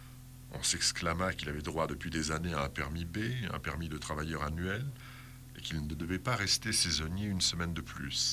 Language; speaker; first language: French; native; French